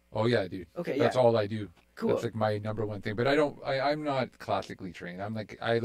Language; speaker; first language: English; native; English